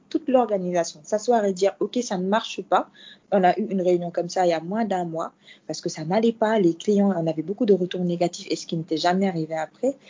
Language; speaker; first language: French; non-native, local second language; Fula